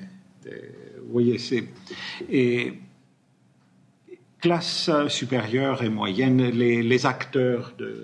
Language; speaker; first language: French; non-native, fluent; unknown